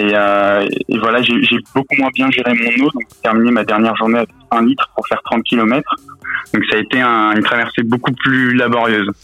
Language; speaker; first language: French; native; French